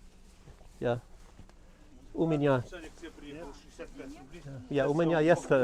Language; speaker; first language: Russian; non-native, learner; English